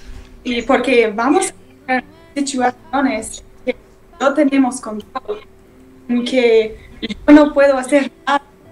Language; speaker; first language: Spanish; non-native, learner; English